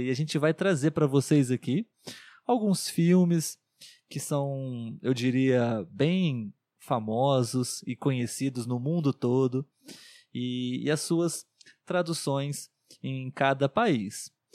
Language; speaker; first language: Portuguese; native; Portuguese